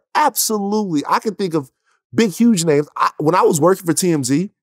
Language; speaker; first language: English; native; English